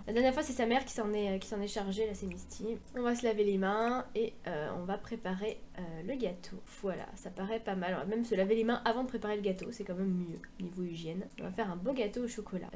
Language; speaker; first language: French; native; French